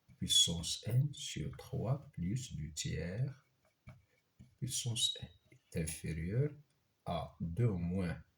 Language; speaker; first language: French; non-native, local second language; Arabic